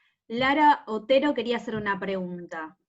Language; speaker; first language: Spanish; native; Spanish